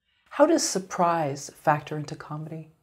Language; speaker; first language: English; native; English